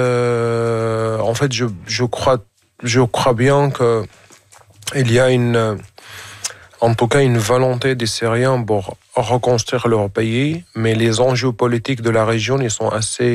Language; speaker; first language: French; non-native, fluent; Arabic